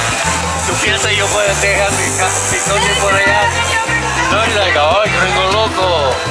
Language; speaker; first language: Spanish; non-native, learner; English